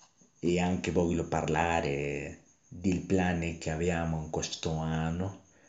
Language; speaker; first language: Italian; non-native, learner; Spanish